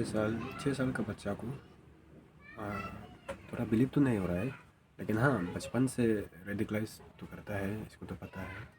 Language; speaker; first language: Hindi; non-native, local second language; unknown